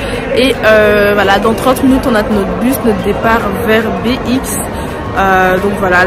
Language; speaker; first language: French; native; French